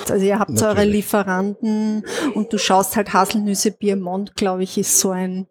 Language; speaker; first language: German; native; German